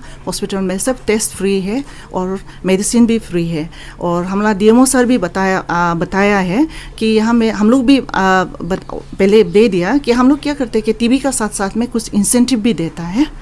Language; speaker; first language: Hindi; non-native, local second language; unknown